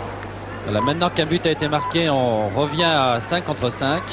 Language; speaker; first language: French; native; French